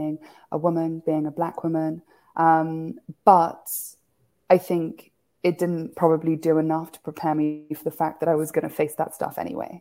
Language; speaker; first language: English; native; English